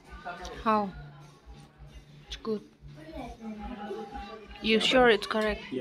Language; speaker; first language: English; non-native, fluent; Indonesian